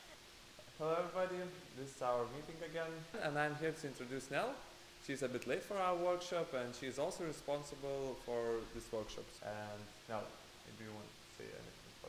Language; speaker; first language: English; non-native, fluent; Lithuanian